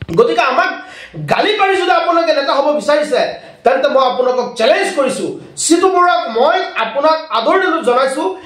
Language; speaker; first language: Assamese; non-native, local second language; Bangla